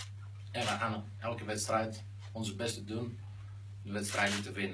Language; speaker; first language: Dutch; non-native, learner; Greek